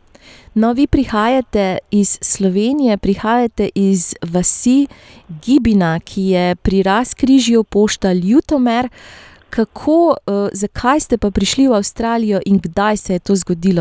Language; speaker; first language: Slovenian; native; Slovenian